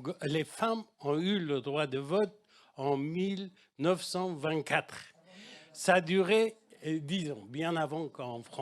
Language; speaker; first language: French; non-native, fluent; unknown